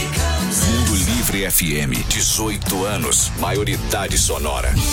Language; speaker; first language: Portuguese; native; Portuguese